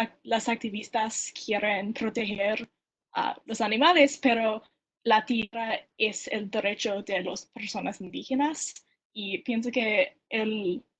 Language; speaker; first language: Spanish; non-native, learner; English